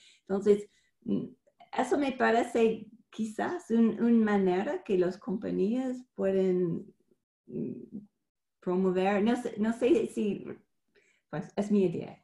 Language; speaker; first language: Spanish; non-native, fluent; English